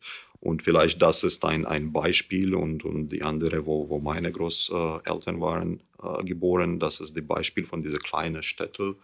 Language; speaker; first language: German; non-native, learner; English